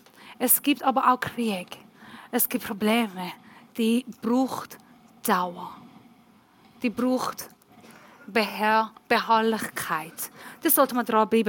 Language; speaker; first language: German; non-native, learner; Persian